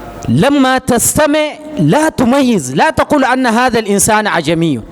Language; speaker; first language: Arabic; non-native, fluent; Urdu